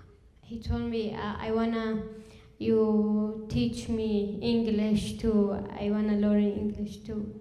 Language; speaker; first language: English; non-native, learner; Kurdish